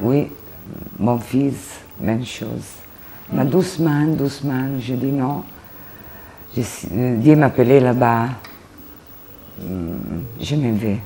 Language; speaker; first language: French; non-native, learner; Italian